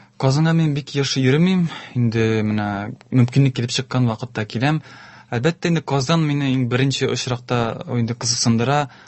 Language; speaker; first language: Tatar; native; Tatar